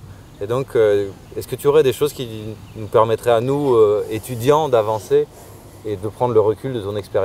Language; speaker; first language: French; native; French